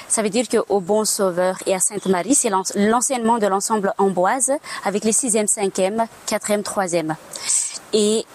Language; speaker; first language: French; non-native, local second language; Malagasy